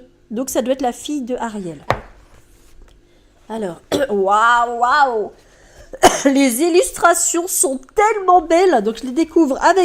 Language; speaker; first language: French; native; French